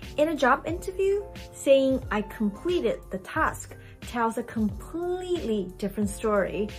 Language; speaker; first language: English; non-native, fluent; Chinese